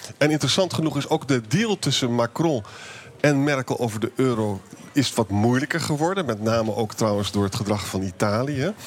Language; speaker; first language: Dutch; native; Dutch